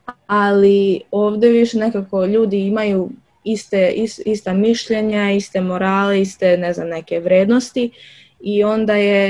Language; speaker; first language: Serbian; early bilingual, other home language; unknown